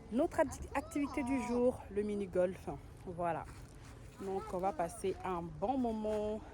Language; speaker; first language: French; native; French